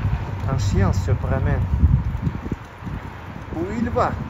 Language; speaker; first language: French; non-native, learner; Russian